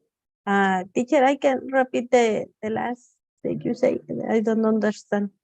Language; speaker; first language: English; non-native, learner; Spanish